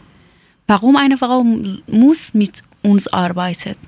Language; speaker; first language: German; non-native, learner; Persian